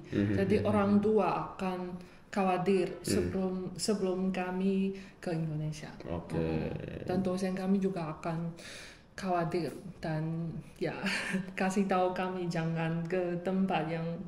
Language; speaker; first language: Indonesian; non-native, fluent; Chinese